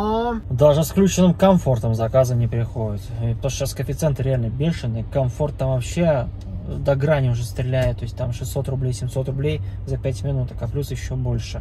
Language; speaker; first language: Russian; native; Russian